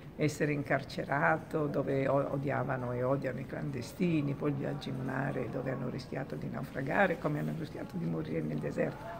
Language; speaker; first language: Italian; early bilingual, heritage; Italian